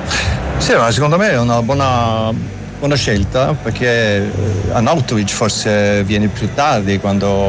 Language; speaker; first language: Italian; non-native, learner; German